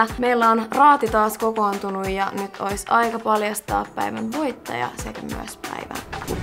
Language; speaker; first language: Finnish; native; Finnish